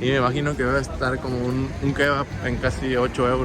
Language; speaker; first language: Spanish; native; Spanish